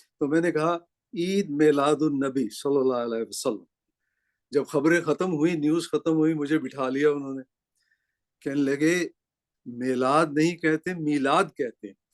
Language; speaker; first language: Urdu; non-native, local second language; Punjabi